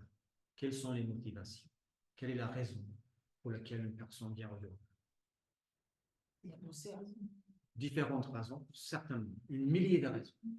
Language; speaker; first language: French; non-native, fluent; English